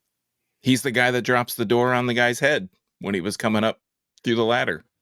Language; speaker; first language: English; native; English